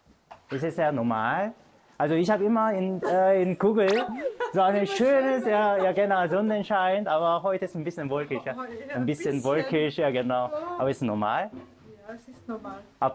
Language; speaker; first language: German; non-native, learner; Korean